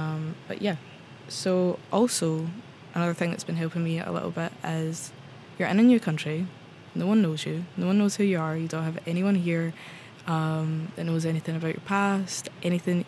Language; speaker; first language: English; native; English